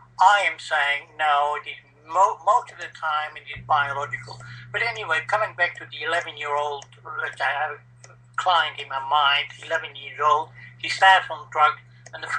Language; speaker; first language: English; non-native, fluent; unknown